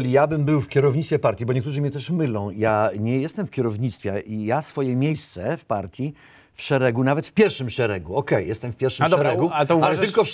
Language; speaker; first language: Polish; native; Polish